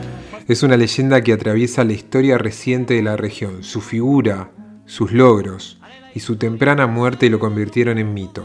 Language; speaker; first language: Spanish; native; Spanish